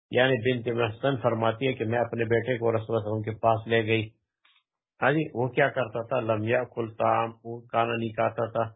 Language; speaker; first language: Urdu; non-native, local second language; Pashto